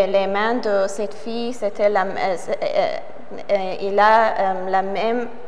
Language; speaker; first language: French; non-native, learner; Persian